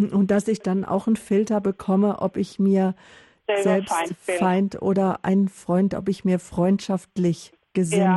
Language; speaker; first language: German; native; German